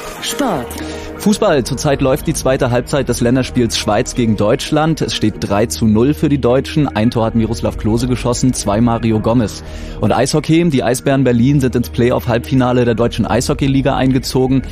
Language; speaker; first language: German; native; German